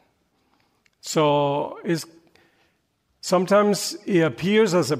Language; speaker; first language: English; non-native, fluent; Spanish